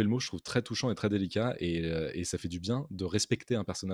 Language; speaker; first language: French; native; French